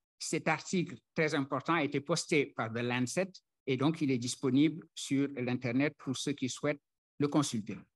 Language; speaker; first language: French; non-native, local second language; Wolof